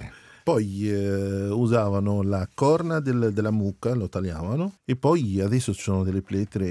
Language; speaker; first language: Italian; non-native, fluent; Arabic